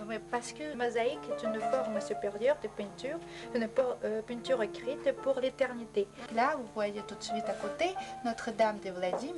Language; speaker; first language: French; non-native, fluent; Russian